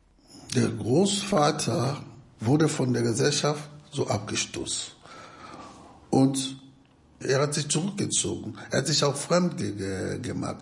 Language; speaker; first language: German; non-native, fluent; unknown